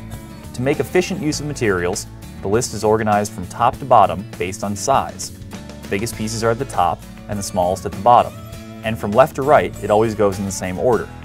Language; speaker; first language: English; native; English